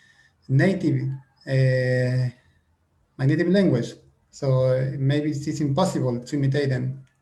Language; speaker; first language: English; non-native, fluent; Spanish